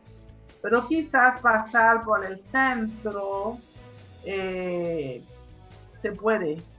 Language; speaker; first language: Spanish; non-native, fluent; Haitian Creole